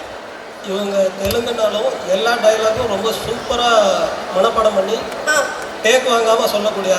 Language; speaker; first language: Tamil; native; Tamil